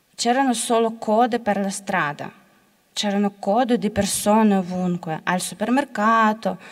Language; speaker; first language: Italian; non-native, learner; Ukrainian